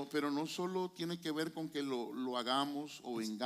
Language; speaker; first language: Spanish; native; Spanish